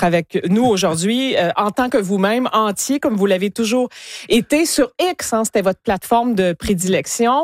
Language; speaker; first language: French; native; French